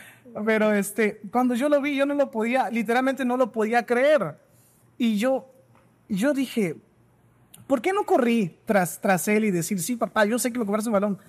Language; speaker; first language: Spanish; native; Spanish